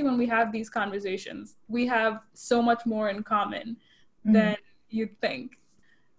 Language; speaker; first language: English; native; English